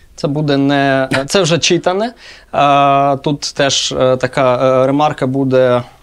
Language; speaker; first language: Ukrainian; non-native, local second language; Russian